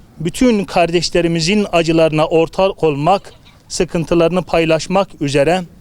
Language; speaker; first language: Turkish; native; Turkish